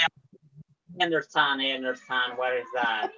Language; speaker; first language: English; non-native, learner; Spanish